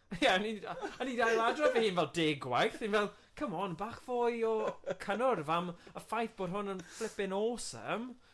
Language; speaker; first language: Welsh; native; Welsh